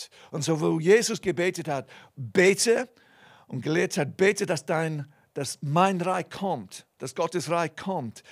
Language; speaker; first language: German; non-native, fluent; English